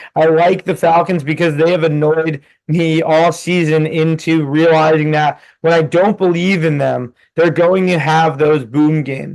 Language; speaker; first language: English; native; English